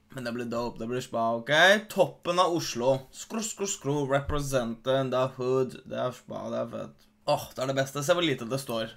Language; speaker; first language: Norwegian; early bilingual, other home language; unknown